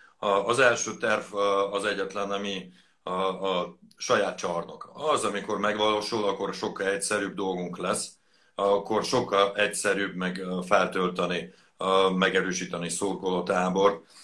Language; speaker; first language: Hungarian; non-native, fluent; Russian